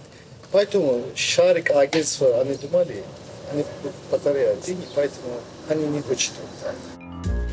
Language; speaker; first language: Russian; non-native, learner; Turkish